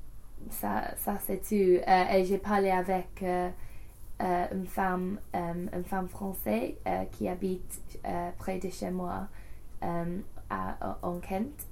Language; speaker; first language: French; non-native, learner; English